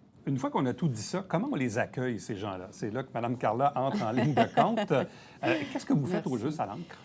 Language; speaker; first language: French; native; French